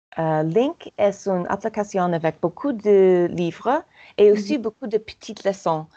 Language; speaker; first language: French; non-native, learner; English